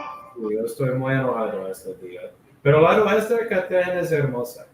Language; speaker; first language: Spanish; non-native, learner; English